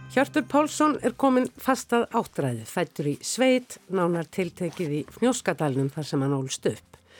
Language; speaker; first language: Icelandic; native; Icelandic